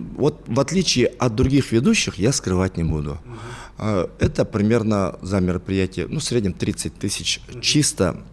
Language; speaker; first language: Russian; non-native, local second language; Yakut